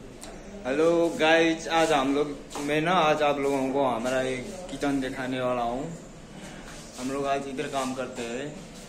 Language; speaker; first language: Hindi; non-native, local second language; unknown